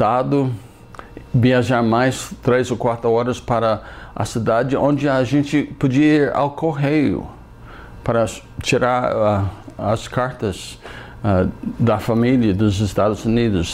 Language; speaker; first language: Portuguese; non-native, fluent; English